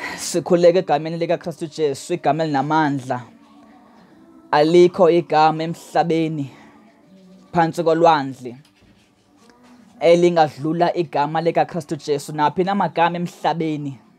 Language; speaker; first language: Zulu; non-native, local second language; Xhosa